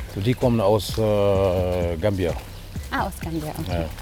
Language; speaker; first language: German; non-native, fluent; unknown